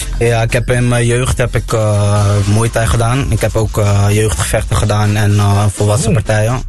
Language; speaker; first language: Dutch; early bilingual, other home language; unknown